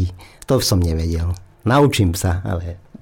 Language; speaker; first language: Slovak; non-native, learner; Vietnamese